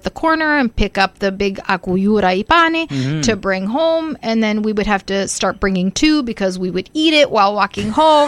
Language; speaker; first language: English; early bilingual, other home language; Italian